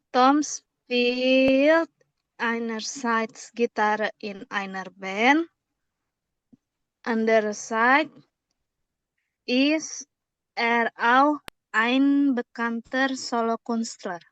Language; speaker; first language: German; non-native, learner; Indonesian